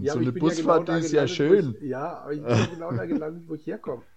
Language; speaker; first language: German; native; German